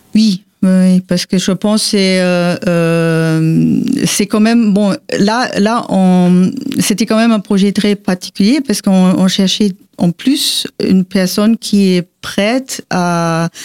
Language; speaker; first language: French; non-native, fluent; Portuguese